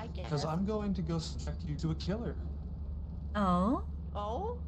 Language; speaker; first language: English; native; English